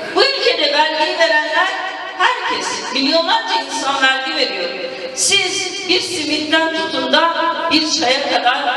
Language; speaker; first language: Turkish; non-native, local second language; Kurdish